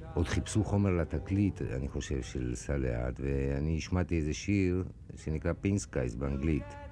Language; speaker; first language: Hebrew; non-native, fluent; Spanish